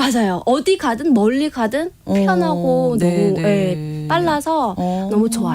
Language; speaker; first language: Korean; non-native, fluent; Vietnamese